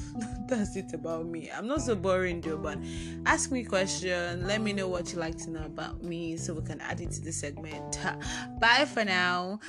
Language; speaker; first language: English; non-native, local second language; Yoruba